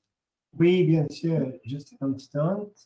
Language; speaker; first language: French; non-native, learner; English